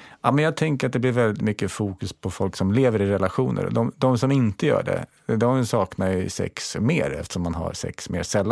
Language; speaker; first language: Swedish; native; Swedish